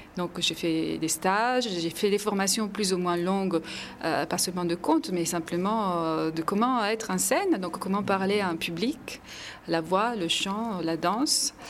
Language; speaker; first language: French; non-native, fluent; Italian